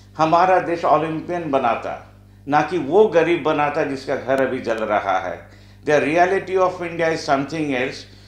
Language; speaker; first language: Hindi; non-native, local second language; Bangla